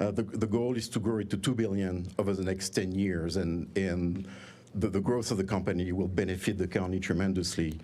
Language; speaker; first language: English; non-native, fluent; French